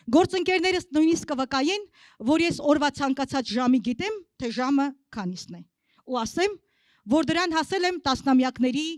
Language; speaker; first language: Armenian; native; Armenian